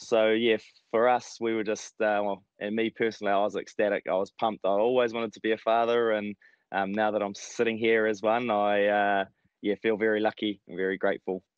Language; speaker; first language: English; native; English